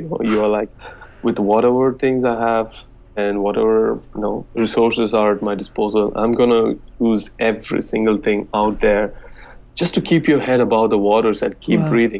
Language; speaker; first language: English; non-native, local second language; Telugu